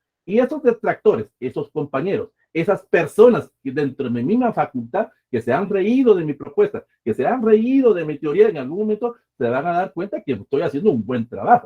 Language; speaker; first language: Spanish; native; Spanish